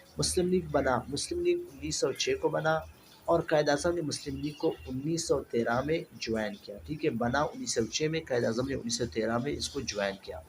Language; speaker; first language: Urdu; non-native, local second language; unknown